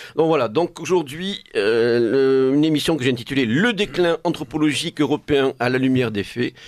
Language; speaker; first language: French; native; French